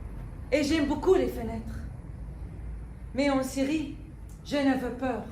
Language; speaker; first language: French; non-native, fluent; Arabic